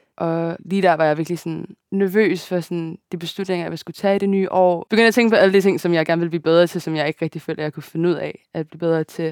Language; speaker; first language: Danish; early bilingual, other home language; Japanese